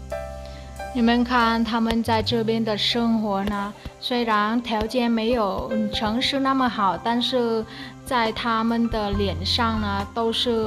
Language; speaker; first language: Chinese; non-native, fluent; Vietnamese